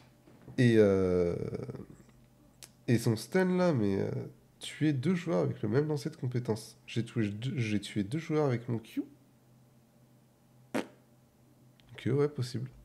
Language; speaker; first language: French; native; French